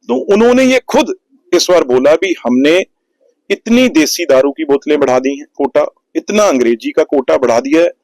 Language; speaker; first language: Hindi; non-native, local second language; Punjabi